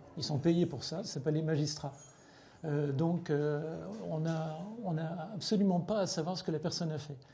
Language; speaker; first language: French; native; French